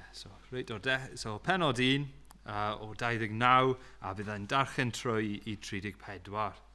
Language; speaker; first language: Welsh; non-native, local second language; English